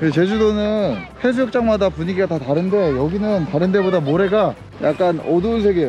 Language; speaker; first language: Korean; native; Korean